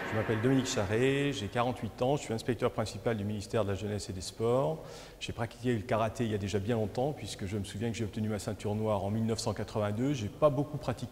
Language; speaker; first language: French; native; French